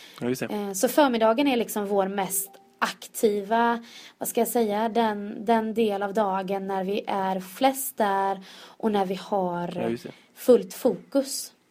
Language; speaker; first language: Swedish; native; Swedish